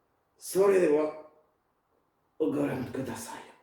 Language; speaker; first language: Japanese; non-native, fluent; French